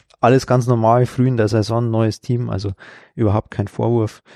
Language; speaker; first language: German; native; German